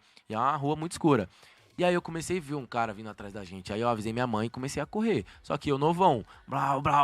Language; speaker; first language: Portuguese; native; Portuguese